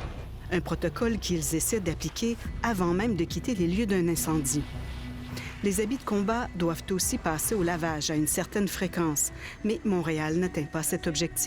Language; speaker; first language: French; native; French